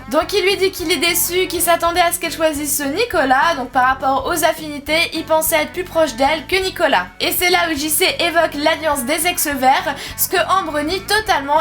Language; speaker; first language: French; native; French